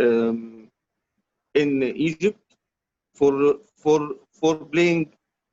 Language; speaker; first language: English; non-native, learner; Arabic